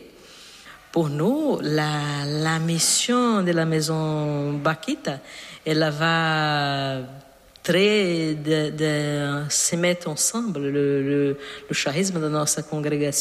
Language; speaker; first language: French; non-native, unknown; Portuguese